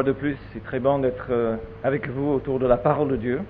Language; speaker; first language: French; native; French